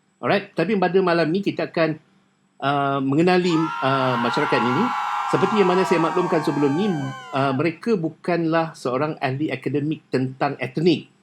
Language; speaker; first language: Malay; native; Malay